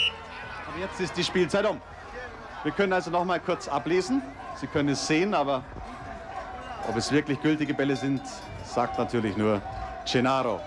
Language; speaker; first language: German; native; German